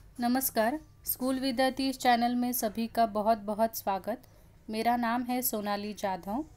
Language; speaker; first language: Hindi; non-native, local second language; Marathi